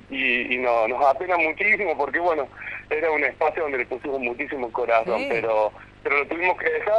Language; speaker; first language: Spanish; native; Spanish